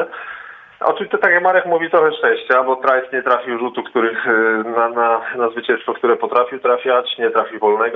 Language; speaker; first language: Polish; native; Polish